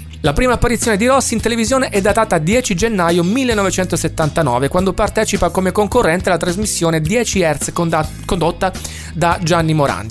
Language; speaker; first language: Italian; native; Italian